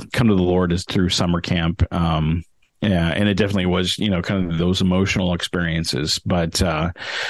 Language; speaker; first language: English; native; English